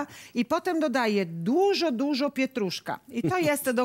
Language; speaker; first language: Polish; non-native, learner; Italian